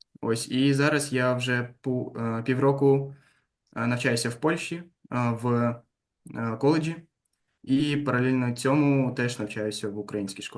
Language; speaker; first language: Ukrainian; non-native, local second language; Russian